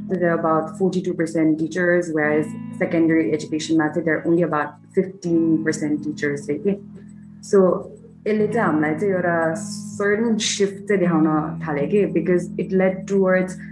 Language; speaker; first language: English; non-native, local second language; Nepali